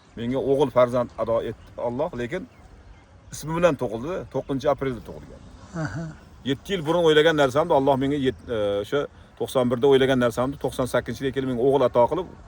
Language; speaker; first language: Uzbek; native; Uzbek